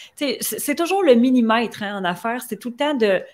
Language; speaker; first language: French; native; French